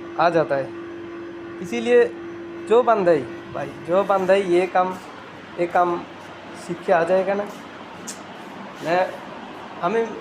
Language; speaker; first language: Hindi; non-native, learner; Bangla